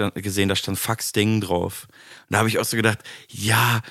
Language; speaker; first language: German; native; German